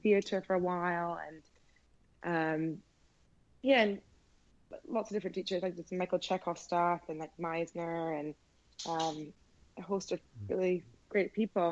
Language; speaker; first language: English; native; English